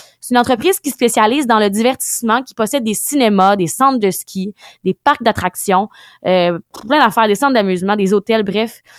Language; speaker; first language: French; native; French